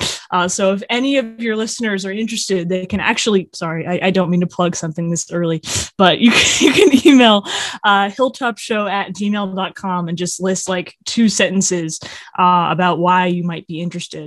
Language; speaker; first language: English; native; English